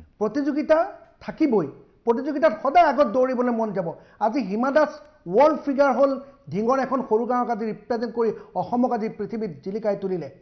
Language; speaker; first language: Assamese; native; Assamese